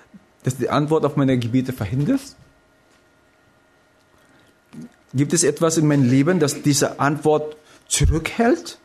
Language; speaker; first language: German; non-native, fluent; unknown